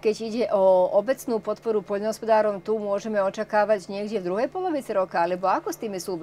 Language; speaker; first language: Slovak; native; Slovak